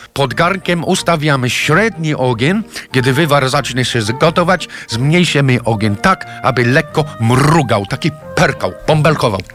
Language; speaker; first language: Polish; non-native, fluent; English